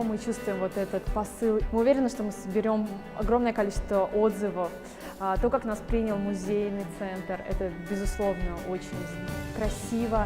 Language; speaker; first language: Russian; native; Russian